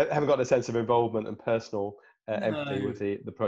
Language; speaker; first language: English; native; English